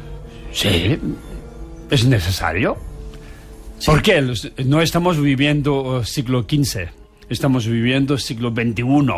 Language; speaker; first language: Spanish; non-native, learner; Tibetan